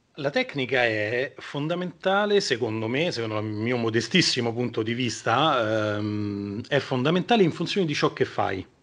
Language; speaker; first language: Italian; native; Italian